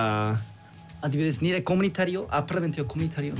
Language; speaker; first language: Basque; non-native, learner; Korean